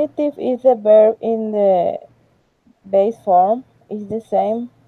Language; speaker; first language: English; non-native, learner; Spanish